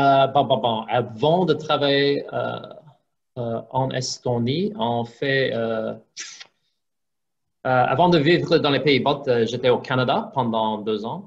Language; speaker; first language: French; non-native, fluent; English